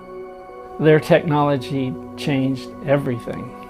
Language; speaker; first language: English; native; English